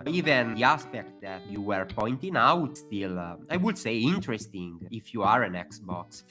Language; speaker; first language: English; non-native, fluent; Italian